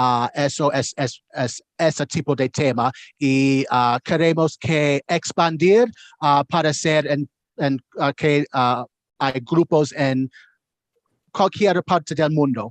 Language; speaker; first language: Spanish; non-native, learner; English